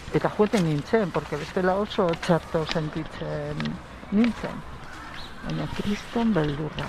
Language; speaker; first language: Basque; non-native, local second language; Spanish